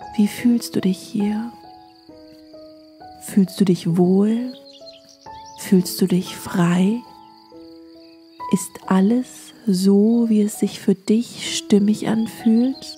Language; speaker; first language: German; native; German